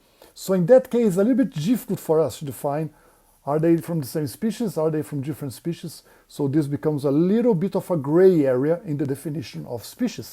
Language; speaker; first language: English; non-native, fluent; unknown